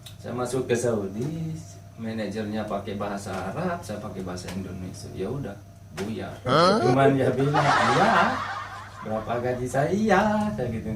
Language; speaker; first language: Indonesian; non-native, local second language; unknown